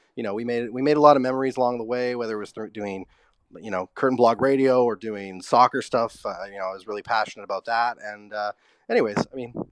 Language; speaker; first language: English; native; English